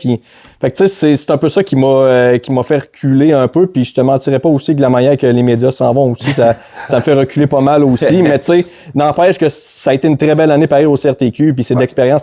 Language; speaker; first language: French; native; French